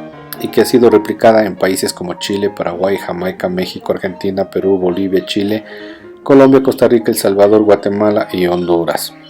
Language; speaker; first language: Spanish; native; Spanish